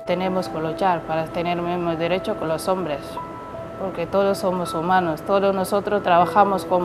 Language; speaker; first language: Spanish; non-native, learner; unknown